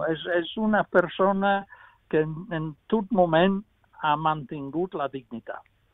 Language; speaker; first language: Catalan; non-native, fluent; English